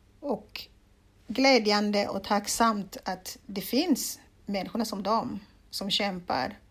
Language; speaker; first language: Swedish; non-native, fluent; Kongo